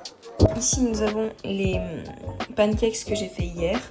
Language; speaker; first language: French; native; French